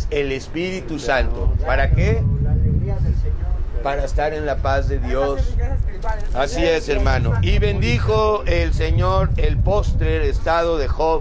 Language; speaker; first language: Spanish; native; Spanish